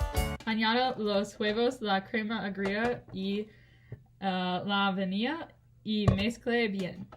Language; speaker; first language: Spanish; non-native, learner; English